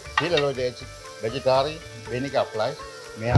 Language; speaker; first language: German; non-native, learner; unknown